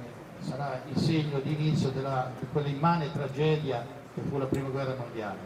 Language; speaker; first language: Italian; native; Italian